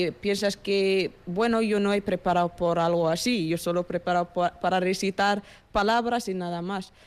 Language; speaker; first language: Spanish; non-native, fluent; Arabic